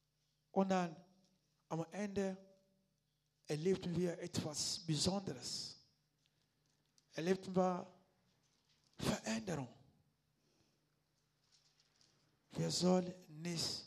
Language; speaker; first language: German; non-native, learner; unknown